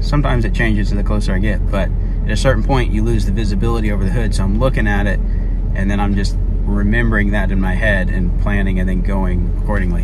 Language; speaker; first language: English; native; English